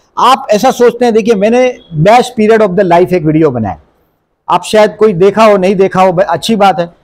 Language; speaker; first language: Hindi; non-native, local second language; Gujarati